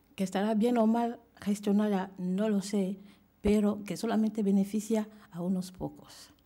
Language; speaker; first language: Spanish; non-native, fluent; French